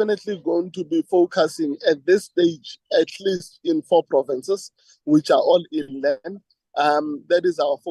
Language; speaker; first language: English; non-native, local second language; Tswana